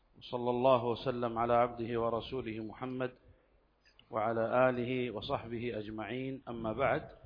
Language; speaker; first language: Arabic; native; Arabic